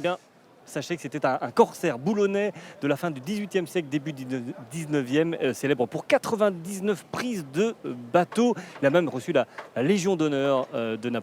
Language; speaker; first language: French; native; French